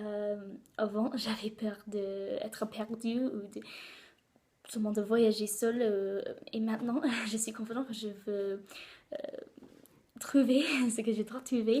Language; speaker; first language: French; non-native, learner; English